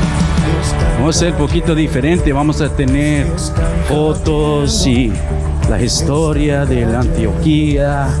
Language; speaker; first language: Spanish; early bilingual, heritage; English